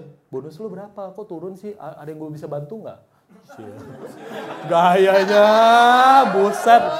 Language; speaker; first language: Indonesian; native; Indonesian